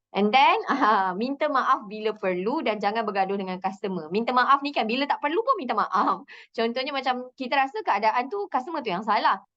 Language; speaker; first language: Malay; native; Malay